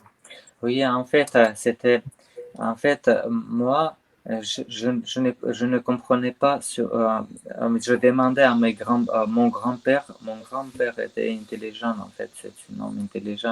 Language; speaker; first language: French; non-native, learner; Armenian